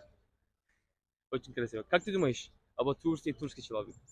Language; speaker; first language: Russian; non-native, learner; Turkish